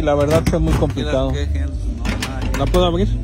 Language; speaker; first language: Spanish; native; Spanish